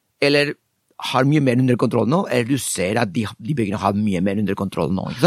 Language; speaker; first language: Norwegian; non-native, fluent; Spanish